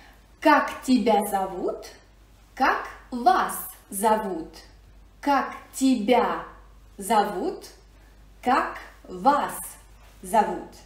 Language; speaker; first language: Russian; non-native, fluent; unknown